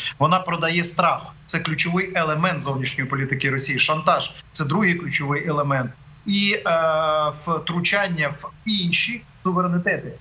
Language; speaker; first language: Ukrainian; native; Ukrainian